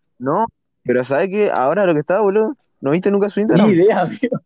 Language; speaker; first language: Spanish; native; Spanish